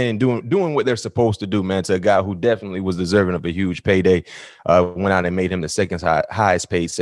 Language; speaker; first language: English; native; English